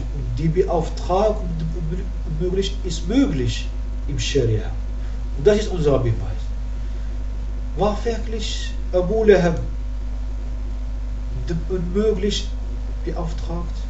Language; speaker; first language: German; non-native, learner; Arabic